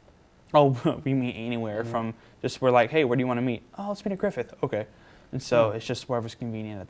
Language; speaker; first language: English; native; English